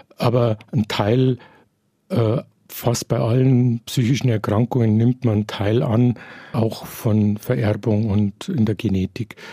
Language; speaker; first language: German; native; German